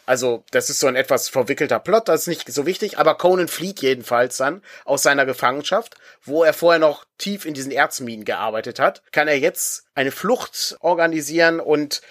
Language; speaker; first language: German; native; German